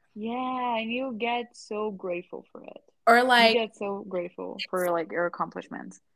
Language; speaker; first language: English; non-native, fluent; Portuguese